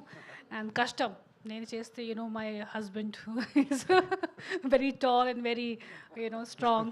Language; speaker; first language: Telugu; non-native, fluent; Hindi